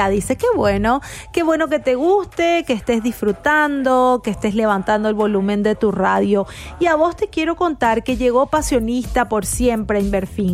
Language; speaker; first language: Spanish; native; Spanish